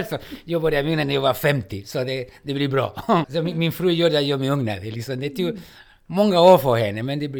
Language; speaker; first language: Swedish; non-native, fluent; Spanish